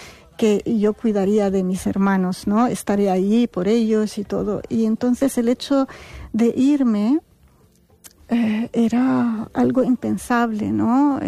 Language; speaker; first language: Spanish; non-native, fluent; Arabic